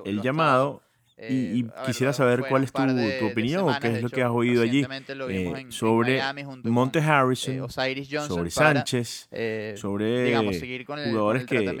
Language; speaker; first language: Spanish; native; Spanish